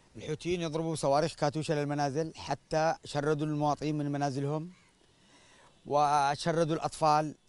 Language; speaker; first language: Arabic; native; Arabic